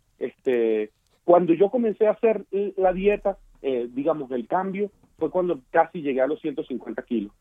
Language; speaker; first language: Spanish; native; Spanish